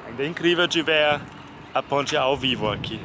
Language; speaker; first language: Portuguese; non-native, fluent; German